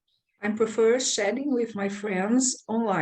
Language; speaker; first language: English; non-native, learner; Portuguese